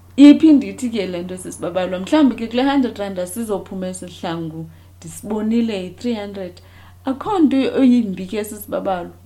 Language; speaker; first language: Xhosa; native; Xhosa